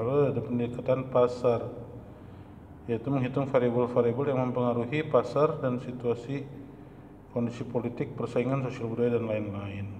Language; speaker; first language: Indonesian; native; Indonesian